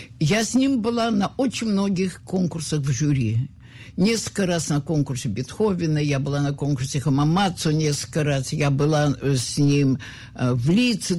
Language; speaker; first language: Russian; native; Russian